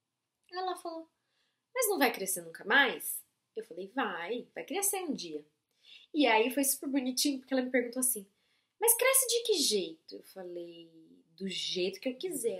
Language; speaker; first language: Portuguese; native; Portuguese